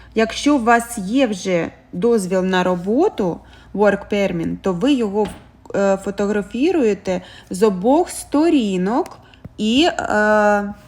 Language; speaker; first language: Ukrainian; native; Ukrainian